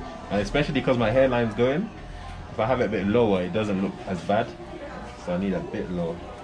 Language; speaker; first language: English; native; English